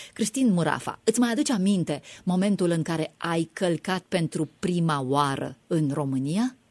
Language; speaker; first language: Romanian; native; Romanian